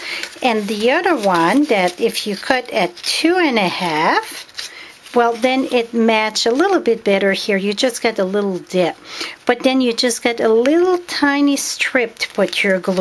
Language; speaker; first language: English; non-native, fluent; French